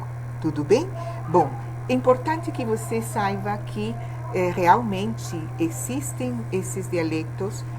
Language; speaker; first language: Portuguese; non-native, fluent; Spanish